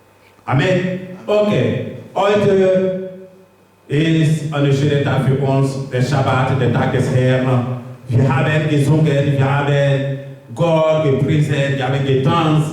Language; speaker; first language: German; non-native, learner; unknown